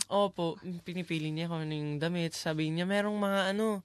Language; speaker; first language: Filipino; early bilingual, heritage; Filipino